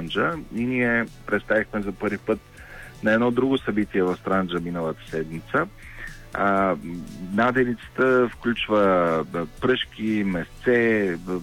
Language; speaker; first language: Bulgarian; native; Bulgarian